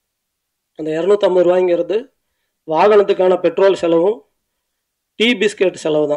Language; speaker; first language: Tamil; native; Tamil